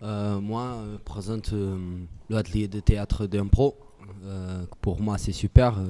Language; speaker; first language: French; non-native, learner; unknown